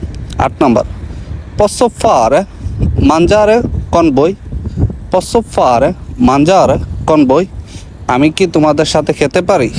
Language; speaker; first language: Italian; non-native, learner; Bangla